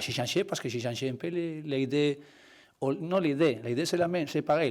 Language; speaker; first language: French; non-native, learner; Spanish